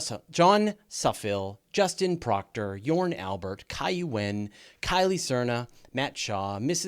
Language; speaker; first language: English; native; English